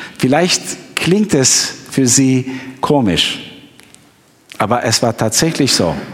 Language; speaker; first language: German; non-native, fluent; Albanian